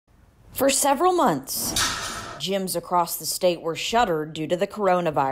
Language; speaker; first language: English; native; English